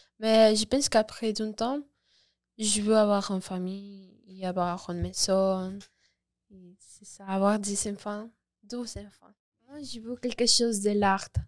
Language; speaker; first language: French; non-native, learner; Spanish